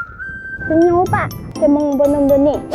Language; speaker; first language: French; non-native, learner; Thai